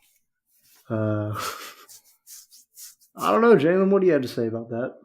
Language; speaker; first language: English; native; English